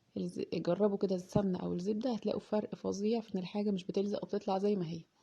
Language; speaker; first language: Arabic; native; Arabic